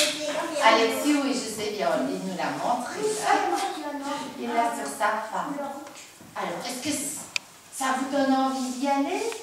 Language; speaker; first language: French; native; French